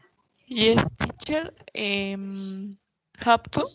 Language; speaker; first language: English; non-native, learner; Spanish